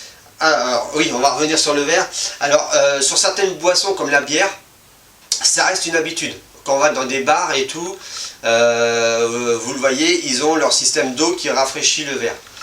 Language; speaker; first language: French; native; French